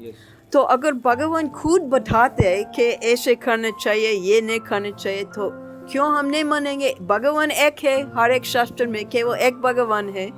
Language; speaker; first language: Hindi; non-native, learner; English